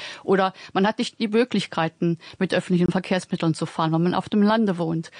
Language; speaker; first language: German; native; German